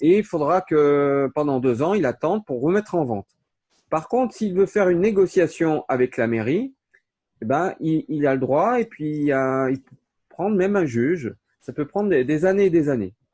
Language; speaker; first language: French; native; French